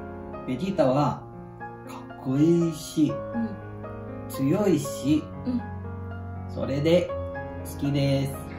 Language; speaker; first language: Japanese; non-native, learner; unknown